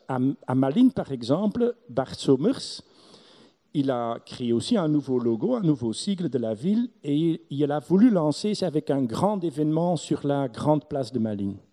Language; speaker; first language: French; non-native, local second language; Dutch